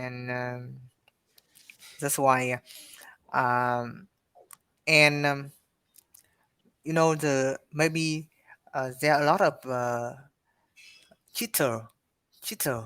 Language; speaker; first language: English; non-native, learner; Vietnamese